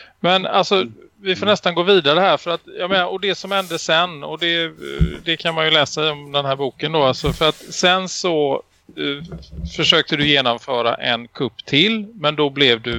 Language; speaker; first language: Swedish; native; Swedish